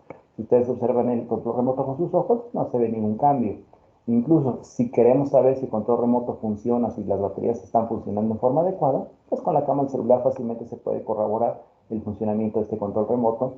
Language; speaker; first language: Spanish; native; Spanish